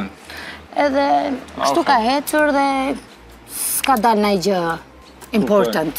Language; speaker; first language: Albanian; early bilingual, heritage; Albanian